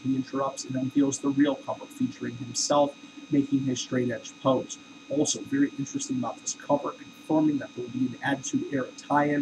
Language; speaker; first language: English; native; English